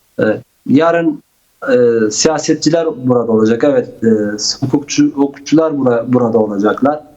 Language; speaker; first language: Turkish; non-native, local second language; Kurdish